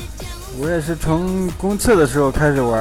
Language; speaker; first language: Chinese; native; Chinese